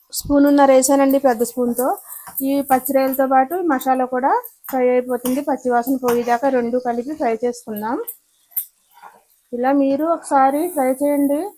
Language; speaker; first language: Telugu; native; Telugu